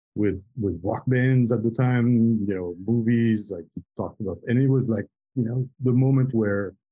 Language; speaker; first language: English; non-native, fluent; French